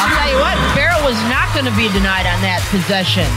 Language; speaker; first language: English; native; English